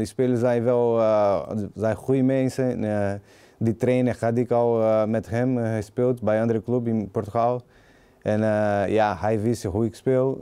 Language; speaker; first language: Dutch; non-native, learner; Portuguese